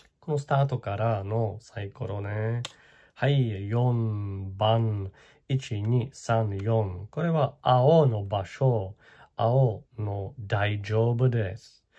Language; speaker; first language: Japanese; non-native, learner; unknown